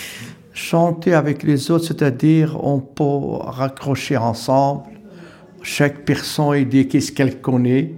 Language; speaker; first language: French; non-native, learner; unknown